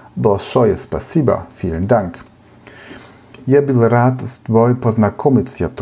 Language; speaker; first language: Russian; non-native, learner; German